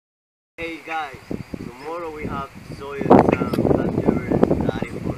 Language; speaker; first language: English; non-native, learner; Spanish